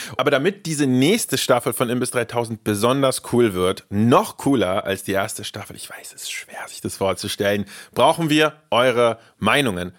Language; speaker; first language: German; early bilingual, other home language; Russian